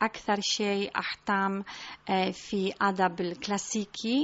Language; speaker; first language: Arabic; non-native, fluent; Polish